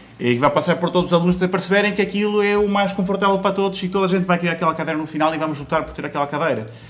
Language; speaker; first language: Portuguese; non-native, fluent; Spanish